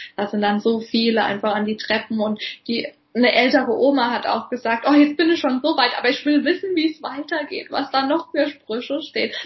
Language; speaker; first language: German; native; German